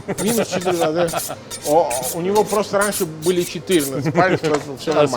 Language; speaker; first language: Russian; non-native, fluent; Italian